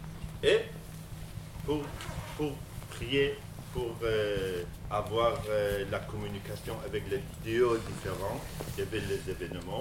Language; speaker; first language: French; non-native, fluent; Kurdish